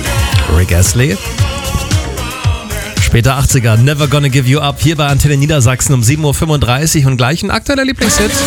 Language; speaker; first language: German; native; German